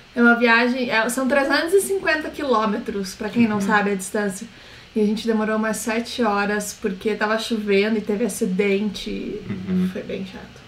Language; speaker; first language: Portuguese; native; Portuguese